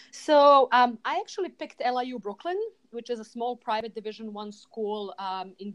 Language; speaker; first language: English; non-native, fluent; Serbian